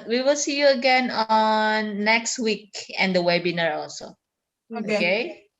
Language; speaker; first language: English; non-native, learner; Indonesian